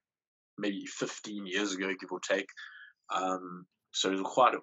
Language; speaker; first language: English; native; English